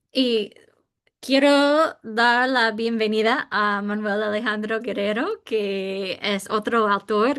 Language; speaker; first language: Spanish; non-native, fluent; English